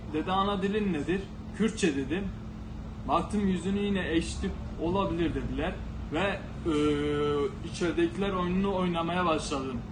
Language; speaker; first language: Turkish; non-native, local second language; Kurdish